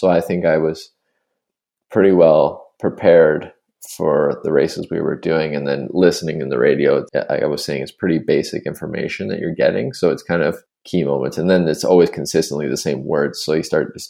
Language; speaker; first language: English; native; English